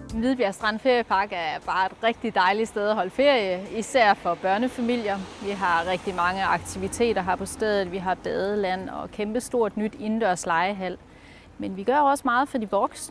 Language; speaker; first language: Danish; native; Danish